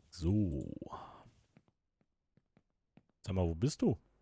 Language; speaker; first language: German; native; German